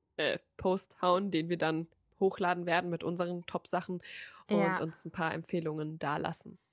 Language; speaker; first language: German; native; German